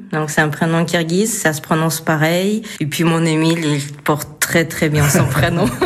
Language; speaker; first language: French; non-native, fluent; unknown